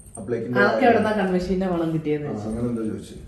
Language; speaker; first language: Malayalam; native; Malayalam